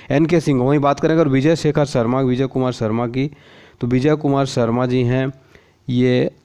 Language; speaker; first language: Hindi; native; Hindi